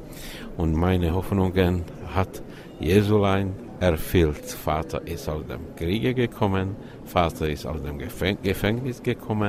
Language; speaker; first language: German; non-native, fluent; Czech